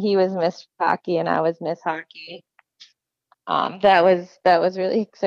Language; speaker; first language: English; native; English